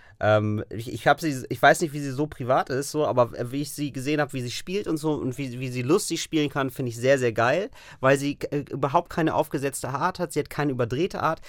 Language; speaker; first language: German; native; German